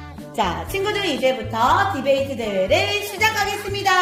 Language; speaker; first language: Korean; native; Korean